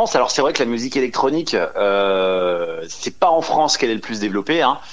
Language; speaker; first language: French; native; French